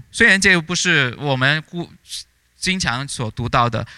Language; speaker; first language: Chinese; native; Chinese